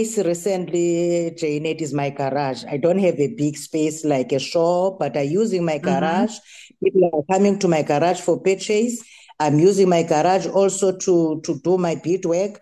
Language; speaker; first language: English; non-native, local second language; Xhosa